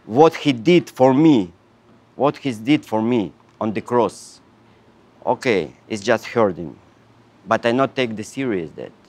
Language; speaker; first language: English; non-native, learner; Russian